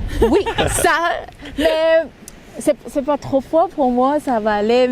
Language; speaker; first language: French; non-native, learner; Thai